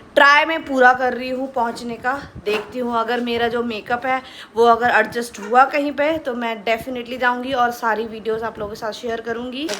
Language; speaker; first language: Hindi; early bilingual, other home language; Nepali